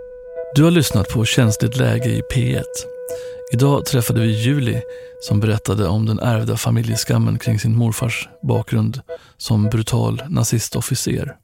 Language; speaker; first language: Swedish; native; Swedish